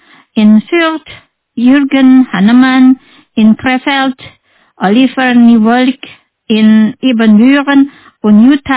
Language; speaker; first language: German; non-native, fluent; Indonesian